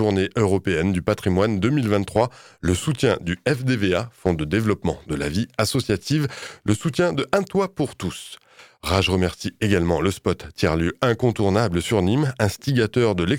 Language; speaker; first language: French; native; French